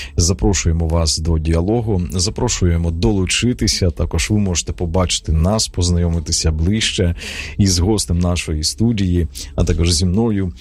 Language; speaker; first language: Ukrainian; native; Ukrainian